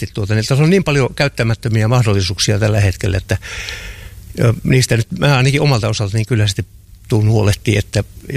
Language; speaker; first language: Finnish; native; Finnish